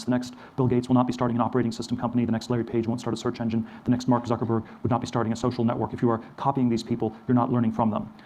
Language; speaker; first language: English; native; English